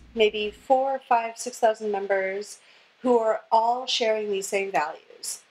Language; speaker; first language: English; native; English